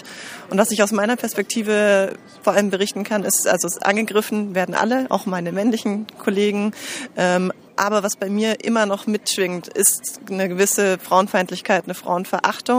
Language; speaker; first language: German; native; German